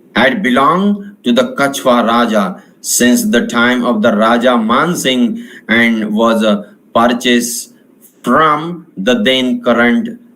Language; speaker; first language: English; non-native, local second language; Marathi